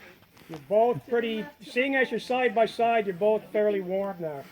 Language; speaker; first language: English; native; English